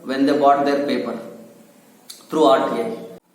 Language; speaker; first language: English; non-native, local second language; Kannada